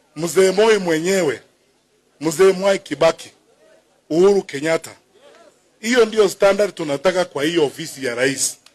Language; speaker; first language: Swahili; non-native, local second language; Gusii